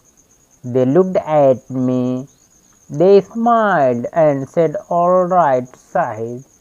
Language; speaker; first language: English; non-native, learner; Hindi